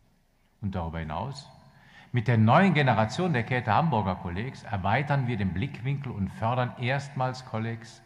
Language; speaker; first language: German; native; German